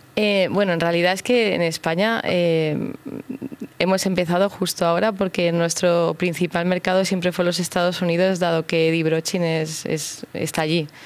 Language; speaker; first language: Spanish; native; Spanish